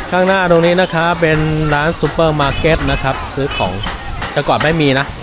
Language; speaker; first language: Thai; non-native, fluent; Chinese